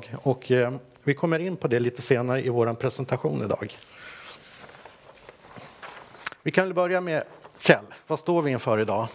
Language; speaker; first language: Swedish; native; Swedish